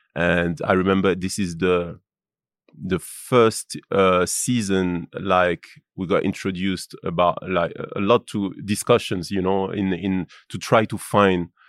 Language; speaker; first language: English; non-native, fluent; French